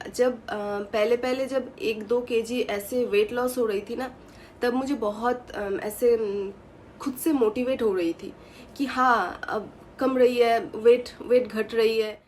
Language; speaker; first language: Hindi; non-native, local second language; Bangla